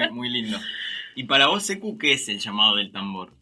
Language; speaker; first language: Spanish; native; Spanish